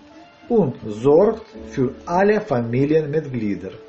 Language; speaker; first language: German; non-native, learner; Russian